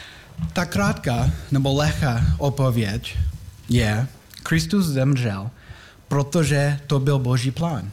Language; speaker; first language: Czech; non-native, learner; English